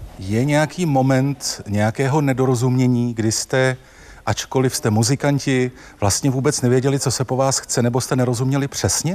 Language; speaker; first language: Czech; native; Czech